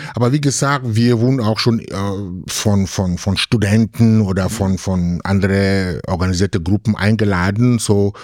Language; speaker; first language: German; non-native, fluent; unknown